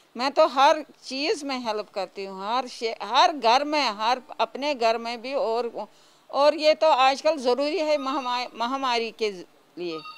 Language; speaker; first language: Hindi; non-native, local second language; Kashmiri